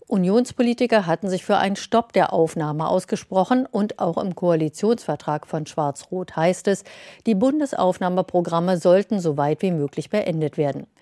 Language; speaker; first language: German; native; German